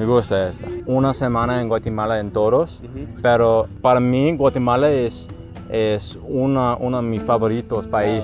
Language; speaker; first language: Spanish; non-native, learner; English